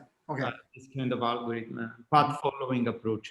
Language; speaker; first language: English; non-native, fluent; Italian